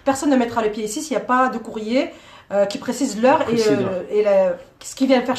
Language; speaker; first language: French; native; French